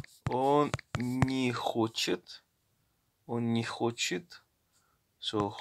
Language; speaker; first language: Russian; non-native, learner; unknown